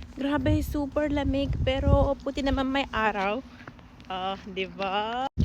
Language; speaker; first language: Filipino; non-native, learner; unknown